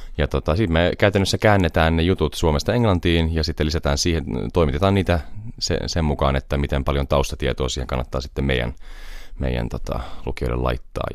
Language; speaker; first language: Finnish; early bilingual, heritage; Finnish